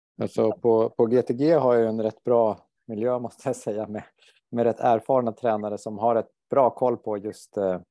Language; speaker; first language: Swedish; native; Swedish